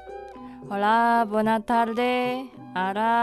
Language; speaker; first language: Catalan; non-native, learner; Indonesian